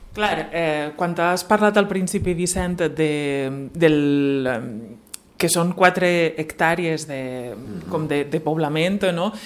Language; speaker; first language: Catalan; native; Catalan